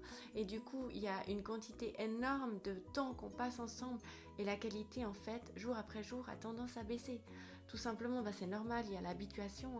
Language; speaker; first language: French; native; French